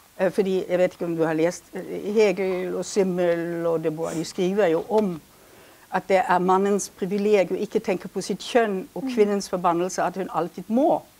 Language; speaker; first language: Norwegian; non-native, fluent; German